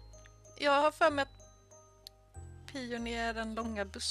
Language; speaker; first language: Swedish; native; Swedish